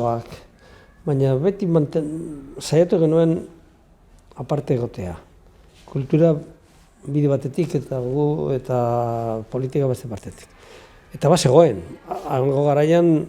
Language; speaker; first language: Basque; non-native, local second language; Spanish